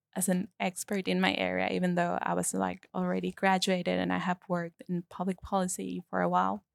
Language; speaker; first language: English; non-native, fluent; Spanish